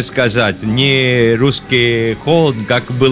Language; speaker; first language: Russian; non-native, learner; Italian